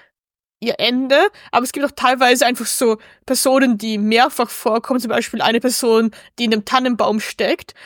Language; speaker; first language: German; native; German